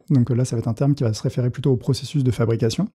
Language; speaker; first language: French; native; French